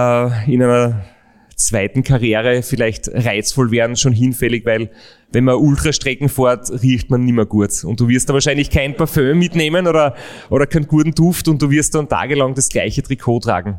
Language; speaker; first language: German; native; German